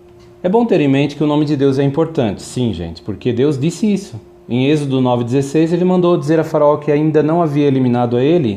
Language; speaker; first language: Portuguese; native; Portuguese